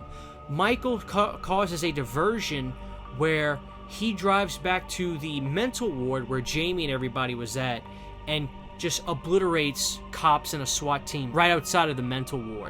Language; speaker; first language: English; native; English